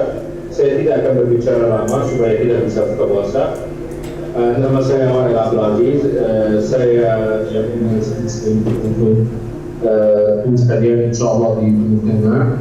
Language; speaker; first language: Indonesian; non-native, fluent; Arabic